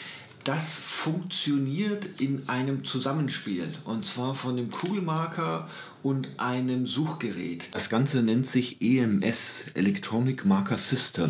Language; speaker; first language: German; native; German